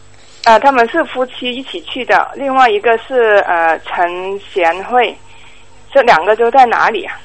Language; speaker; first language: Chinese; native; Chinese